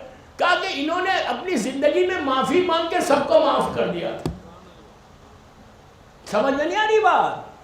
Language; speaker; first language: Urdu; native; Urdu